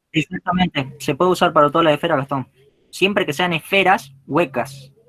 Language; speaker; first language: Spanish; native; Spanish